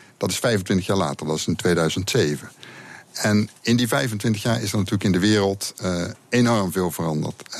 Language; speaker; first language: Dutch; native; Dutch